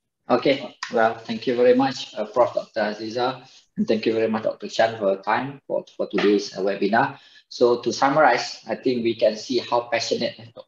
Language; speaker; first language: English; non-native, local second language; Malay